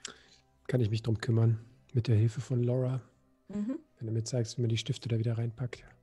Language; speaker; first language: German; native; German